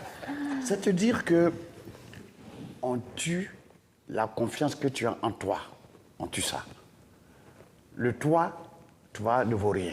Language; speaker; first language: French; non-native, local second language; Dyula